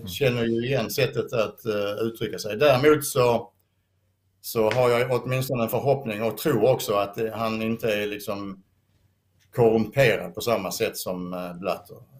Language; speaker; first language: Swedish; native; Swedish